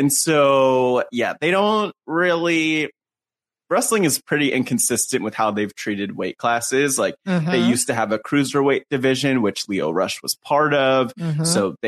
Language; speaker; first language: English; native; English